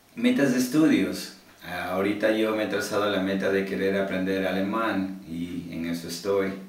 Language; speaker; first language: Spanish; early bilingual, heritage; Spanish